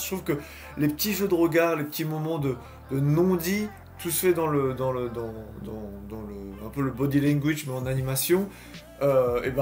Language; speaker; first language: French; native; French